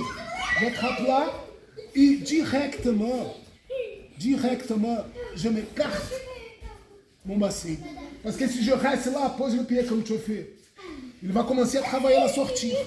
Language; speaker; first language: French; non-native, fluent; Portuguese